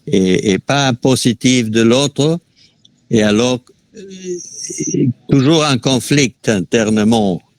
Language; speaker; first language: French; non-native, fluent; Spanish